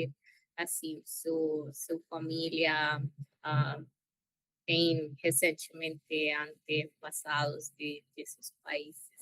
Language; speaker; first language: Portuguese; non-native, learner; Spanish